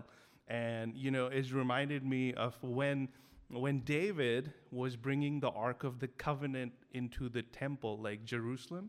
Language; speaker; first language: English; non-native, local second language; Hindi